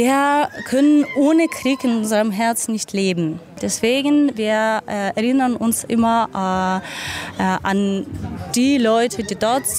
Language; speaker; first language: German; non-native, fluent; Ukrainian